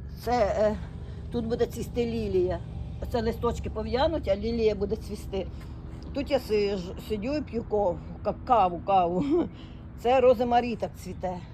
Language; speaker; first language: Ukrainian; native; Ukrainian